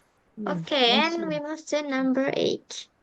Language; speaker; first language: English; non-native, fluent; Indonesian